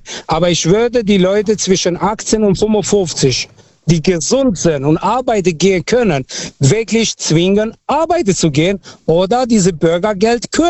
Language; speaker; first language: German; non-native, fluent; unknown